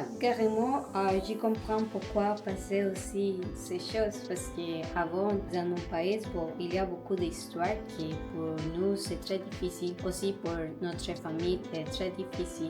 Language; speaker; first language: French; non-native, learner; Spanish